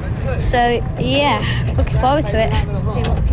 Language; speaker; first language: English; native; English